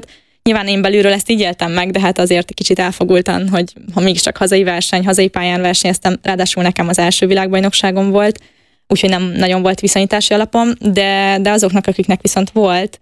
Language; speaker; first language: Hungarian; native; Hungarian